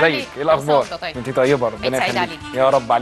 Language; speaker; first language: Arabic; native; Arabic